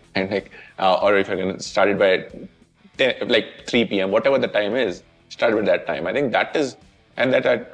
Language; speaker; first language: English; non-native, local second language; Hindi